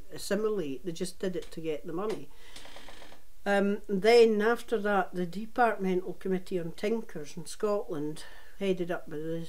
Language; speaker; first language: English; native; English